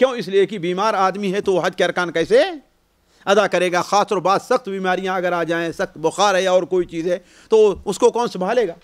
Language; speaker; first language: Urdu; native; Urdu